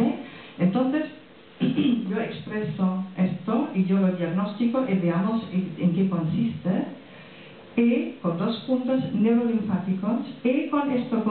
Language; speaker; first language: Spanish; non-native, fluent; French